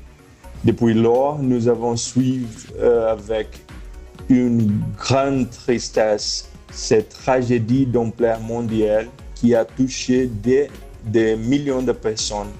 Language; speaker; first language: French; non-native, fluent; Portuguese